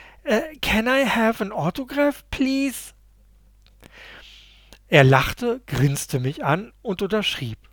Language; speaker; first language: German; native; German